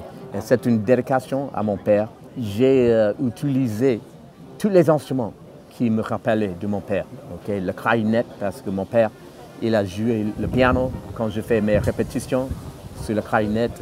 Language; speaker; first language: French; non-native, fluent; English